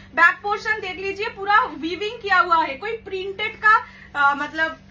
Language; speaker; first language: Hindi; non-native, local second language; Bangla